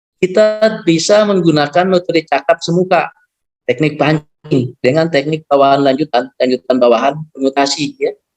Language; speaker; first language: Indonesian; non-native, local second language; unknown